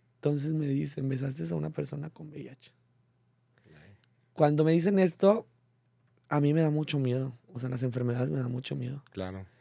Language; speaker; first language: Spanish; native; Spanish